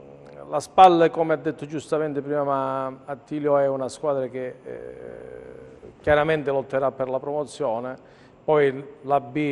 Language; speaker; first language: Italian; native; Italian